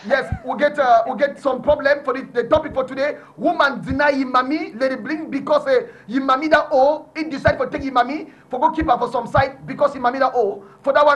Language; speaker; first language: English; native; English